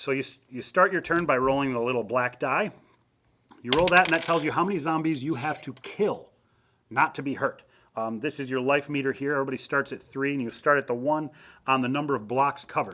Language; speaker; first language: English; native; English